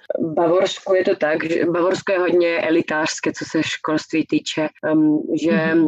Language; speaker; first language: Czech; native; Czech